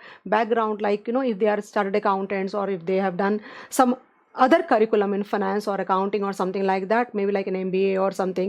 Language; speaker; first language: English; non-native, local second language; Hindi